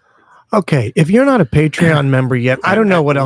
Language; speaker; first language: English; native; English